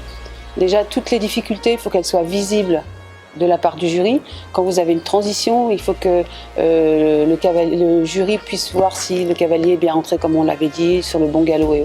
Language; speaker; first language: French; native; French